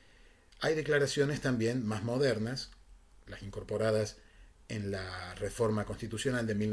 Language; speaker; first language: Spanish; native; Spanish